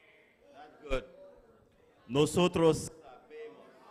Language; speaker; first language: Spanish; non-native, fluent; English